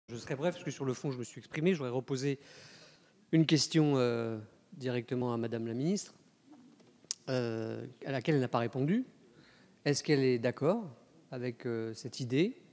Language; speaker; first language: French; native; French